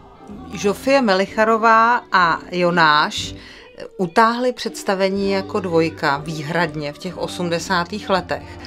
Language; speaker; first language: Czech; native; Czech